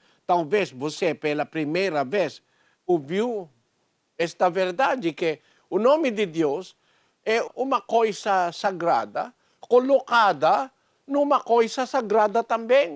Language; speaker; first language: Portuguese; non-native, learner; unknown